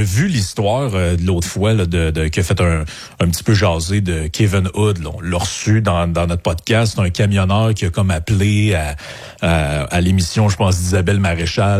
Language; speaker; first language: French; native; French